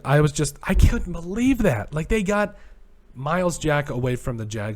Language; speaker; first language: English; native; English